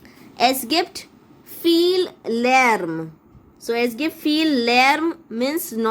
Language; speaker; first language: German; non-native, fluent; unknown